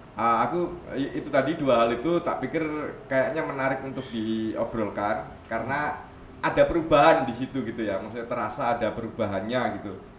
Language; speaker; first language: Indonesian; non-native, local second language; Javanese